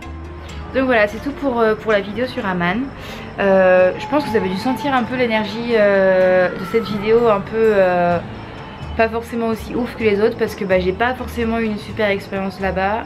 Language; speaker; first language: French; native; French